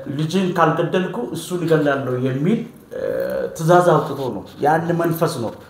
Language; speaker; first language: Amharic; non-native, local second language; Oromo